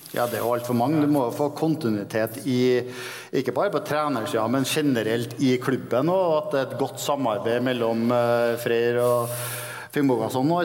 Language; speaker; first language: Norwegian; native; Norwegian